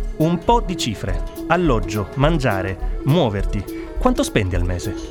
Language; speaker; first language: Italian; native; Italian